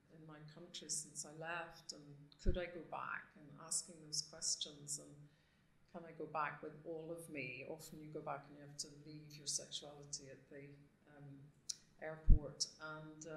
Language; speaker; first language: English; native; English